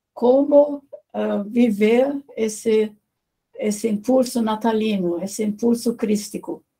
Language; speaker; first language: Portuguese; non-native, fluent; German